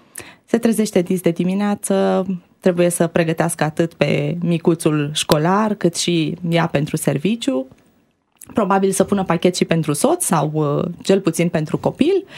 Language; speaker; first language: Romanian; native; Romanian